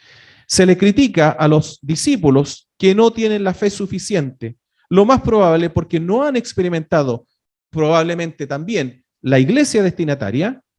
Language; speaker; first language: Spanish; native; Spanish